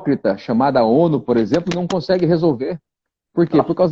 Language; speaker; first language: Portuguese; native; Portuguese